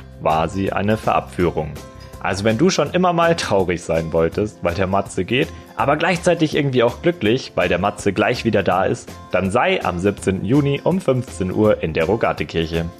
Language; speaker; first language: German; native; German